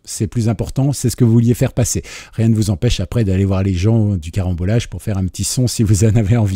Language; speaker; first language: French; native; French